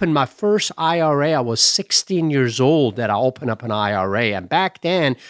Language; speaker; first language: English; non-native, fluent; Persian